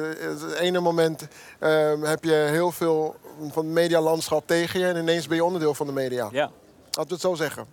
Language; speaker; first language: Dutch; early bilingual, other home language; Akan